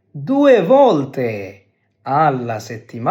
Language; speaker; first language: Italian; non-native, fluent; Bangla